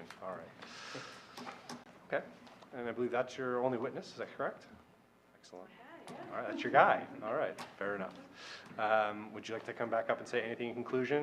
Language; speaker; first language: English; native; English